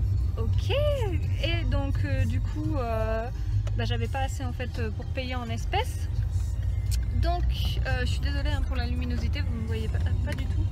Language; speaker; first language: French; native; French